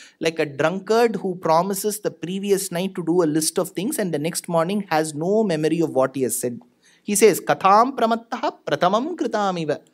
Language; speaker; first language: English; non-native, local second language; Tamil